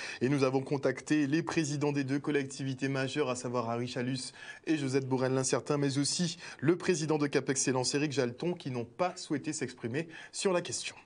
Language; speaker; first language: French; native; French